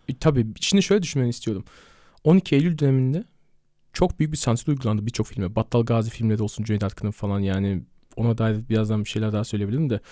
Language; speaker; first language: Turkish; early bilingual, heritage; Turkish